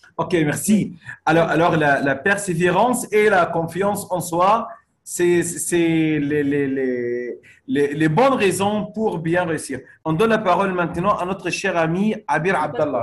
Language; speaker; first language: French; non-native, fluent; Arabic